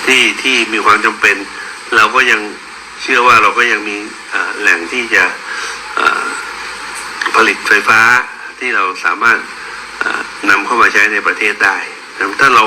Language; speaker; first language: Thai; native; Thai